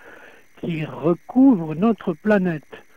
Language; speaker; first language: French; native; French